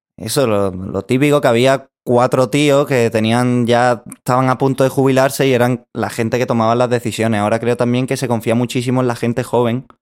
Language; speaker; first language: Spanish; native; Spanish